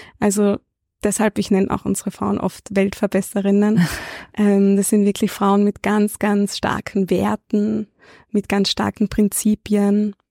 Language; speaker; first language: German; native; German